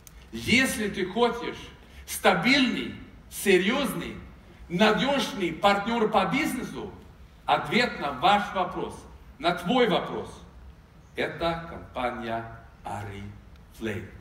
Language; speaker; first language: Russian; non-native, fluent; Swedish